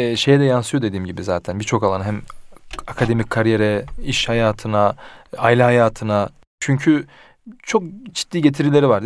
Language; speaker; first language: Turkish; early bilingual, heritage; Turkish